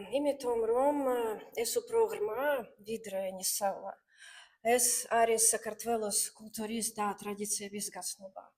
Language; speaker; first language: Georgian; non-native, learner; Russian